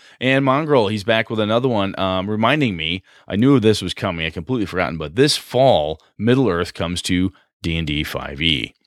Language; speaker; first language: English; native; English